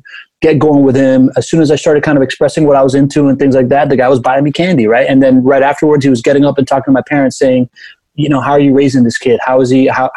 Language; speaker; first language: English; early bilingual, other home language; Spanish